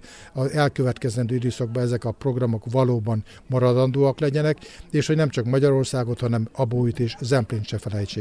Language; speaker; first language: Hungarian; native; Hungarian